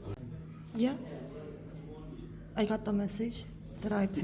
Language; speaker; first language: English; non-native, fluent; Korean